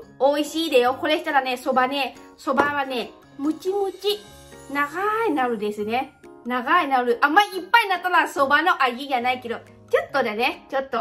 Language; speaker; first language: Japanese; non-native, learner; Lao